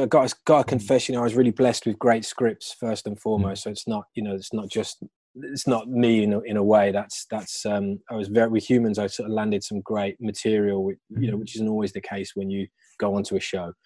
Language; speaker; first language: English; native; English